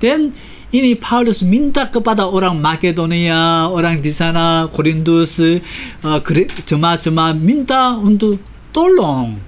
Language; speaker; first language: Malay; non-native, fluent; Korean